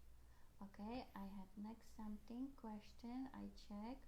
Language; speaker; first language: English; non-native, learner; Polish